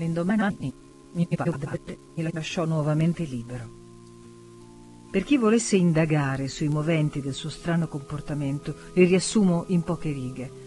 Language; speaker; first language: Italian; native; Italian